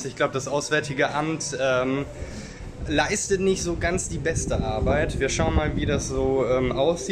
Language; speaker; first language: German; native; German